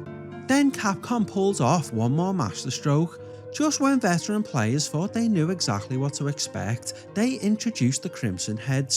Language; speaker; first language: English; native; English